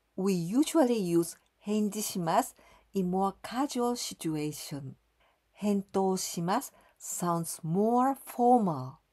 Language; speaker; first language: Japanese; native; Japanese